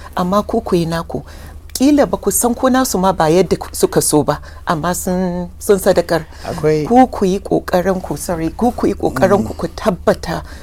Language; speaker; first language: Hausa; non-native, local second language; English